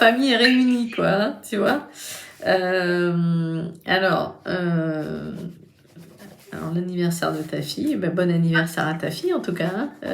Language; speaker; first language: French; native; French